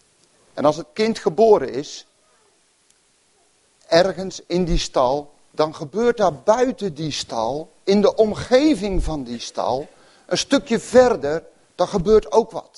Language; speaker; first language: Dutch; native; Dutch